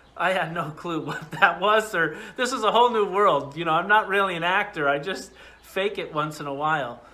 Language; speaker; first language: English; native; English